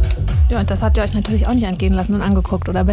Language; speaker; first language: German; native; German